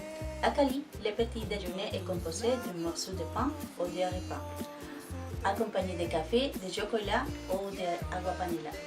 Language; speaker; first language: French; non-native, learner; Spanish